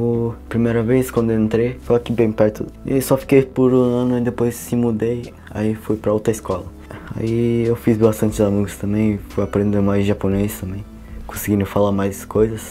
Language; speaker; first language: Portuguese; early bilingual, heritage; Portuguese